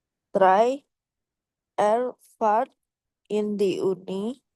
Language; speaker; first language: German; non-native, learner; Indonesian